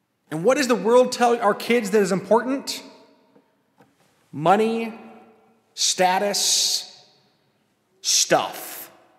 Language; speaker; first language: English; native; English